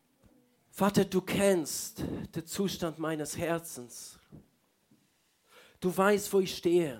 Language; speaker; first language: German; non-native, fluent; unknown